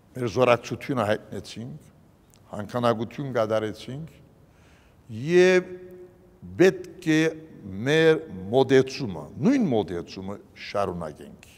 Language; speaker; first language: Armenian; early bilingual, heritage; Armenian